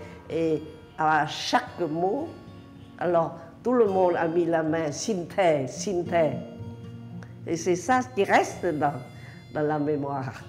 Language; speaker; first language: French; non-native, local second language; Vietnamese